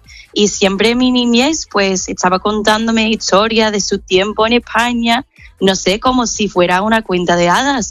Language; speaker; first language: Spanish; non-native, fluent; English